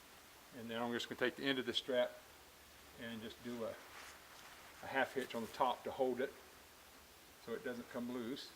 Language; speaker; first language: English; native; English